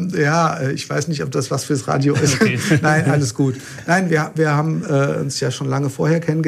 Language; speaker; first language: German; native; German